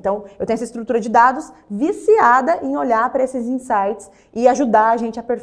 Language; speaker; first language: Portuguese; native; Portuguese